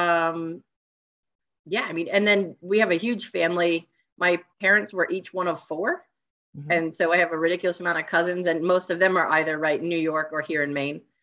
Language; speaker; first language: English; native; English